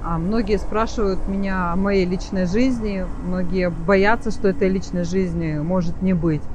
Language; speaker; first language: Russian; native; Russian